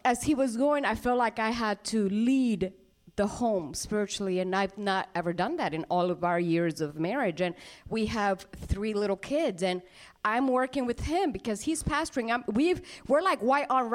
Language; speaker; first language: English; non-native, fluent; Spanish